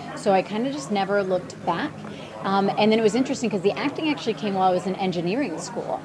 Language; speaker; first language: English; early bilingual, other home language; Ukrainian